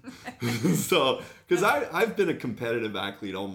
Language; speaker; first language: English; non-native, fluent; French